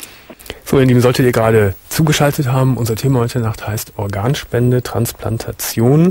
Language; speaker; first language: German; native; German